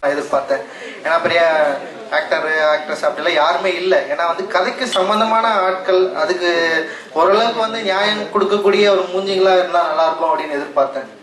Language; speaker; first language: Tamil; native; Tamil